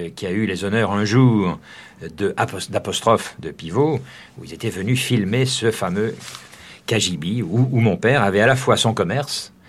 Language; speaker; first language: French; native; French